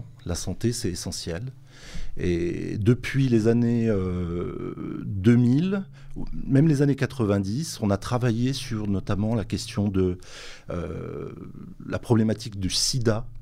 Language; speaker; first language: French; native; French